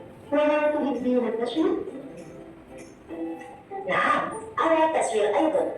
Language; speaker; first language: Arabic; non-native, learner; Indonesian